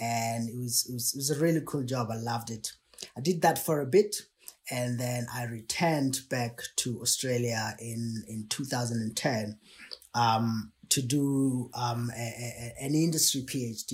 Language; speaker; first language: English; non-native, local second language; Tswana